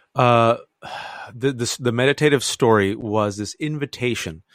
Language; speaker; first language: English; native; English